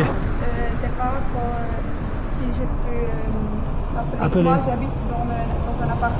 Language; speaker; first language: French; non-native, local second language; Dutch